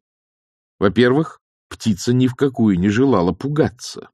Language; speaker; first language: Russian; native; Russian